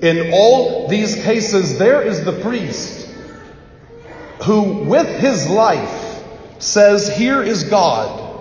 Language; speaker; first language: English; native; English